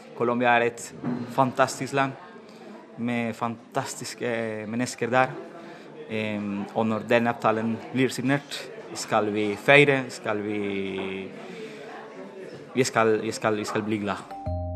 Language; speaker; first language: Norwegian; non-native, fluent; Spanish